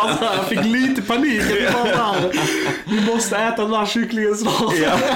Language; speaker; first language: Swedish; native; Swedish